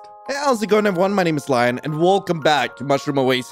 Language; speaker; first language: English; native; English